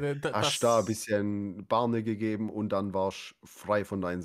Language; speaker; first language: German; native; German